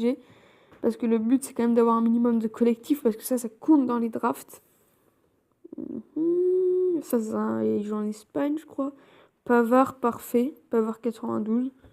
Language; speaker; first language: French; native; French